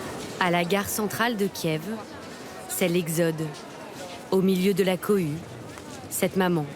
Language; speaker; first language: French; native; French